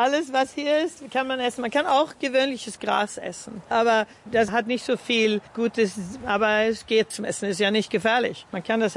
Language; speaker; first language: German; early bilingual, heritage; German